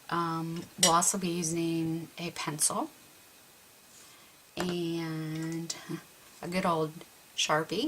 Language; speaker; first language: English; native; English